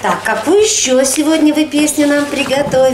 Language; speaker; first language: Russian; native; Russian